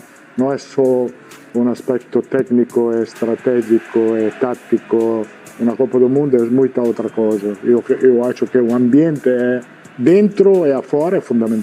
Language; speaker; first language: Portuguese; non-native, learner; Italian